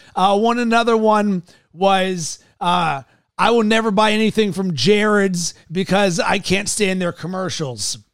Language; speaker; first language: English; native; English